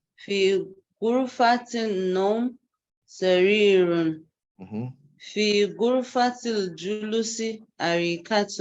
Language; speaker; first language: Arabic; non-native, learner; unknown